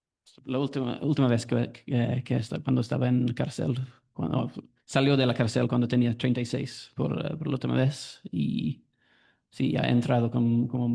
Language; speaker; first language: Spanish; non-native, fluent; English